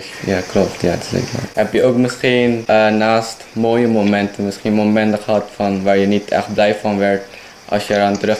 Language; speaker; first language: Dutch; non-native, fluent; Indonesian